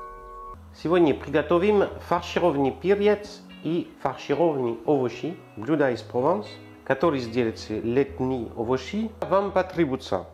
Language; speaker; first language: Russian; non-native, learner; French